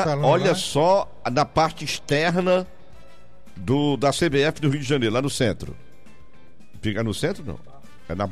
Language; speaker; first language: Portuguese; native; Portuguese